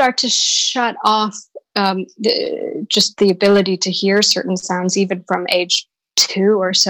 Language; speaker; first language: English; native; English